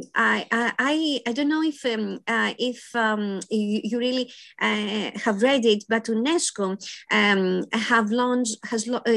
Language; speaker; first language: English; non-native, fluent; Greek